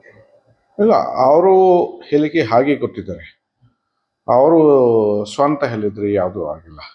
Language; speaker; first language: Kannada; non-native, fluent; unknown